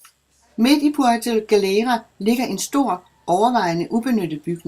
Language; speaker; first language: Danish; native; Danish